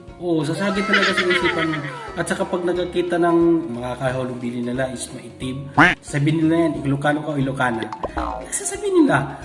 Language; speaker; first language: Filipino; non-native, local second language; Iloko